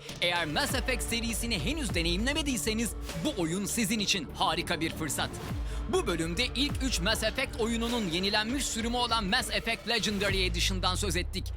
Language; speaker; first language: Turkish; native; Turkish